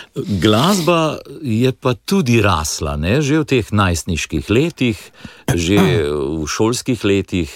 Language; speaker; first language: Slovenian; native; Slovenian